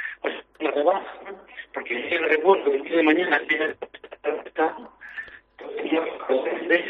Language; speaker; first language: Spanish; native; Spanish